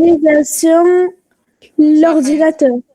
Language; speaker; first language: French; non-native, local second language; Arabic